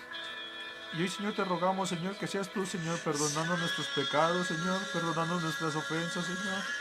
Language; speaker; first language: Spanish; native; Spanish